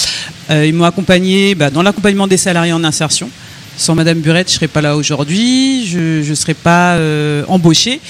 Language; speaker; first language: French; native; French